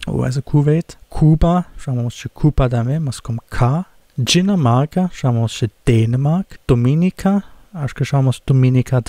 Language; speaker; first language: Portuguese; non-native, fluent; German